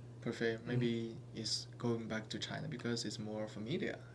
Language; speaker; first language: English; non-native, learner; Chinese